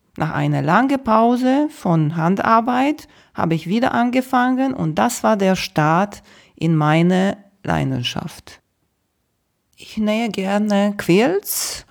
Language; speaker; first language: German; non-native, fluent; Romanian